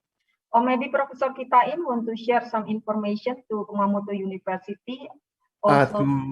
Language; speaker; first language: English; non-native, fluent; Indonesian